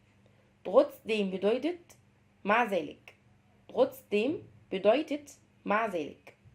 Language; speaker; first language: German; non-native, fluent; Arabic